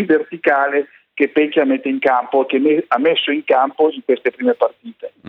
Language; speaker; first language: Italian; native; Italian